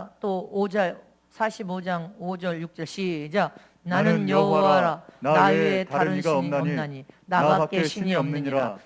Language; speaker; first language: Korean; native; Korean